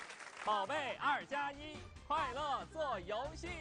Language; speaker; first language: Chinese; native; Chinese